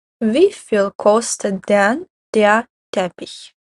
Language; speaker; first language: German; non-native, fluent; Ukrainian